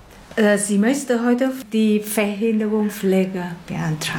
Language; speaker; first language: German; non-native, learner; Vietnamese